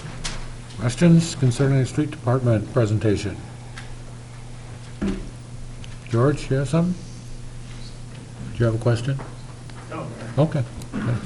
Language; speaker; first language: English; native; English